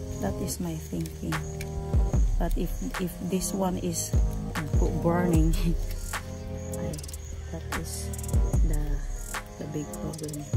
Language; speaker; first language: English; non-native, learner; Filipino